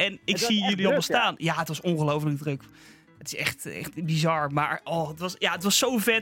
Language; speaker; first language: Dutch; native; Dutch